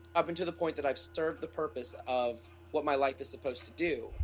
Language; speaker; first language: English; native; English